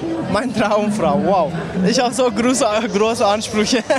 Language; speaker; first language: German; non-native, learner; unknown